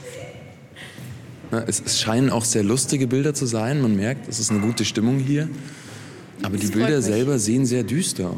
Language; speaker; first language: German; native; German